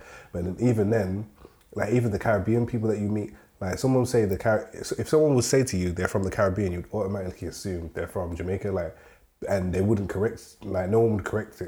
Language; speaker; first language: English; native; English